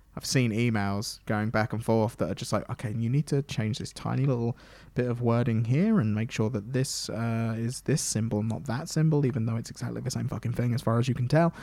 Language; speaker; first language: English; native; English